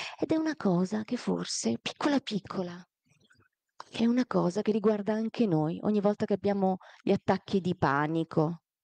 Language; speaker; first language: Italian; early bilingual, other home language; Amharic